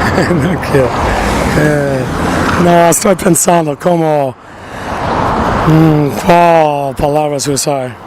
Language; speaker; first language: Spanish; non-native, learner; English